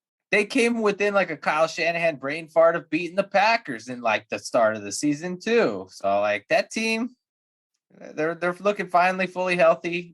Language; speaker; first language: English; native; English